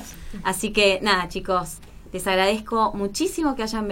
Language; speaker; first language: Spanish; native; Spanish